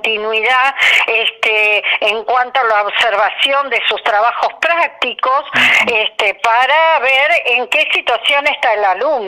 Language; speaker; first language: Spanish; native; Spanish